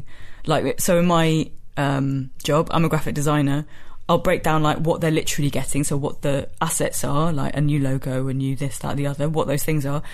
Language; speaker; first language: English; native; English